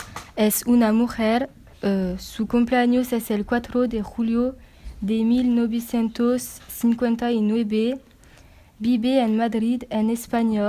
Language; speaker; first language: Spanish; non-native, learner; French